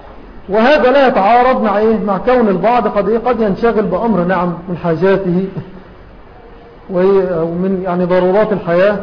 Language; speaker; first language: Arabic; native; Arabic